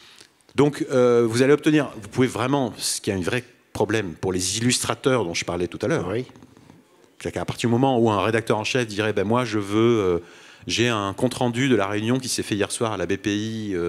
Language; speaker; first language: French; native; French